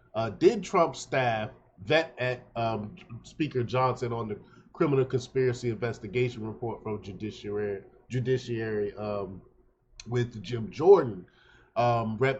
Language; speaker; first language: English; native; English